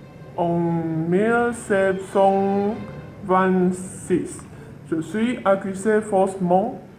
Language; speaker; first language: French; non-native, learner; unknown